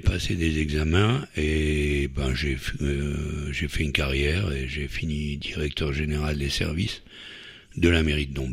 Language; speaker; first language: French; native; French